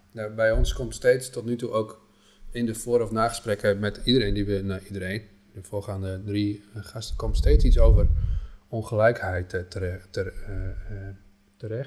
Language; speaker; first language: Dutch; native; Dutch